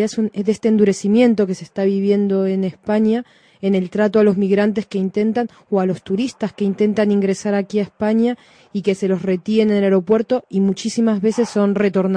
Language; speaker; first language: Spanish; native; Spanish